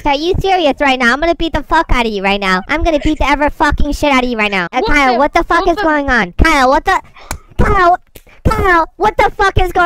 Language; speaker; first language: English; native; English